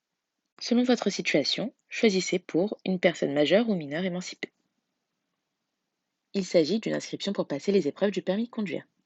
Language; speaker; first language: French; native; French